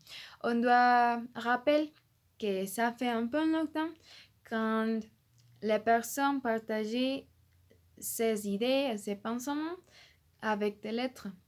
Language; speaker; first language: French; non-native, learner; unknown